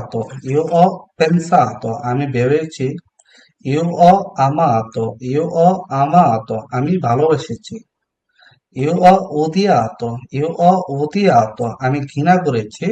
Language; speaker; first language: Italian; non-native, fluent; Bangla